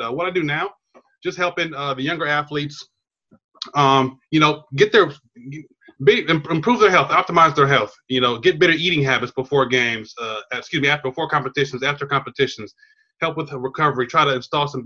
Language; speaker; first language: English; native; English